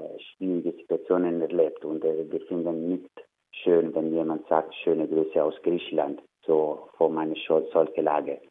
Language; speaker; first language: German; non-native, learner; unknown